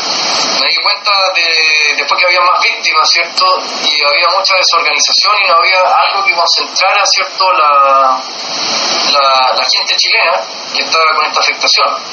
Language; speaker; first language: Spanish; native; Spanish